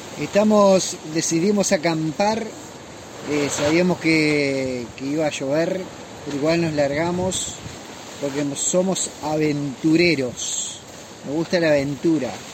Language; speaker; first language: Spanish; native; Spanish